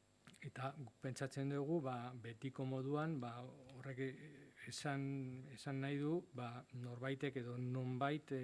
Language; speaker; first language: Basque; non-native, local second language; Spanish